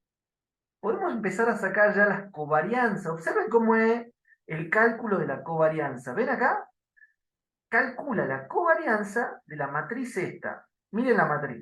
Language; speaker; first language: Spanish; native; Spanish